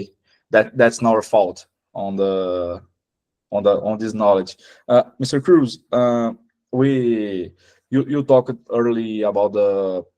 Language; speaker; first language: English; non-native, fluent; Portuguese